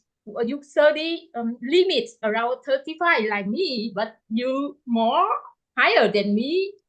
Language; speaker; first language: English; non-native, learner; Vietnamese